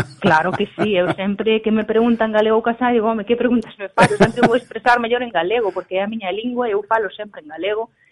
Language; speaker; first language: Galician; native; Galician